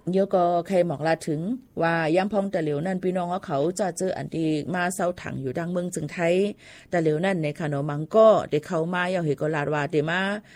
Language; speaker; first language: Thai; native; Thai